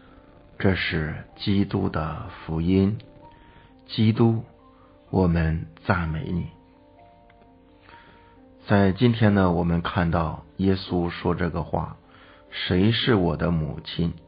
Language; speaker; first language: Chinese; native; Chinese